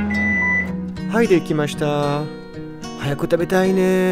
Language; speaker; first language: Japanese; non-native, learner; French